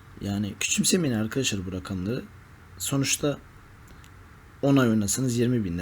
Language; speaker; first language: Turkish; native; Turkish